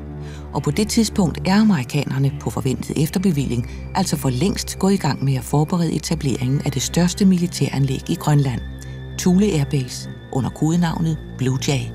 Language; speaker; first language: Danish; native; Danish